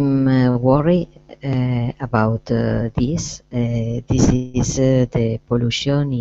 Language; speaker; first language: English; non-native, learner; Spanish